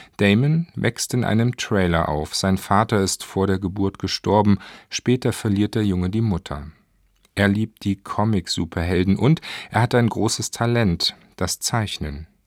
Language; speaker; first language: German; native; German